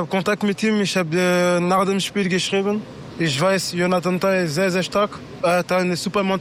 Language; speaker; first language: German; non-native, learner; French